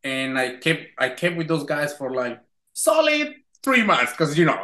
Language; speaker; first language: English; non-native, fluent; Spanish